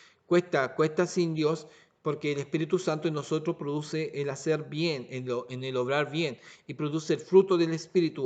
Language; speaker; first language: Spanish; native; Spanish